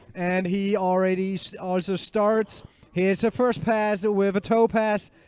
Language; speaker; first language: English; non-native, fluent; German